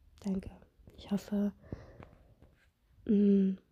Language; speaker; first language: German; non-native, fluent; Russian